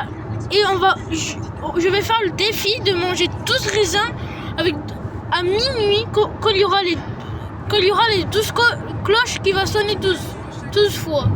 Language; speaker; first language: French; early bilingual, other home language; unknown